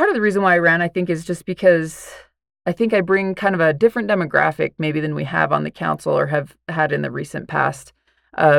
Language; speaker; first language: English; native; English